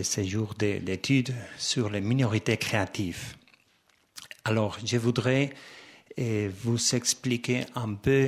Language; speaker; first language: French; non-native, fluent; Spanish